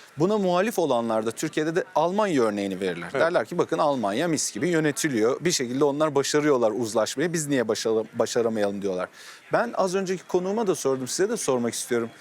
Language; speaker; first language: Turkish; native; Turkish